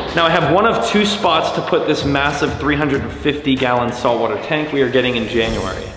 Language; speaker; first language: English; native; English